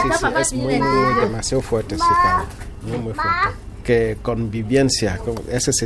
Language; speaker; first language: Spanish; non-native, fluent; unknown